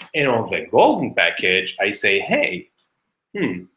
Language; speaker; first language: English; non-native, fluent; Hebrew